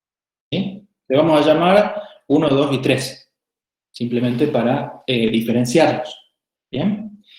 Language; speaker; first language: Spanish; native; Spanish